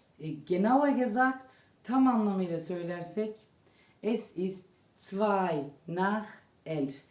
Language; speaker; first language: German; non-native, fluent; Turkish